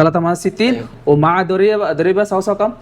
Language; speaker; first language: Arabic; non-native, learner; Bangla